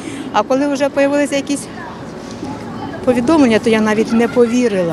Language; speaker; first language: Ukrainian; native; Ukrainian